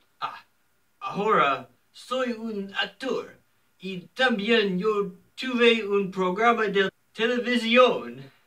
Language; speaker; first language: Spanish; non-native, learner; English